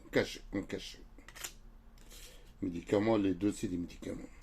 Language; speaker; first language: French; non-native, local second language; Arabic